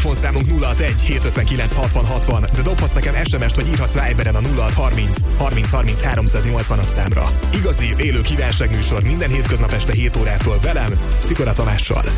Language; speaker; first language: Hungarian; native; Hungarian